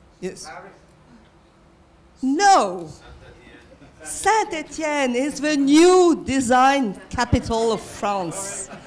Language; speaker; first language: English; non-native, fluent; French